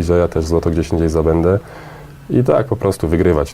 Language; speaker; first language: Polish; early bilingual, heritage; Polish